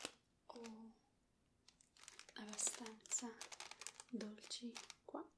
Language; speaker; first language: Italian; non-native, learner; Spanish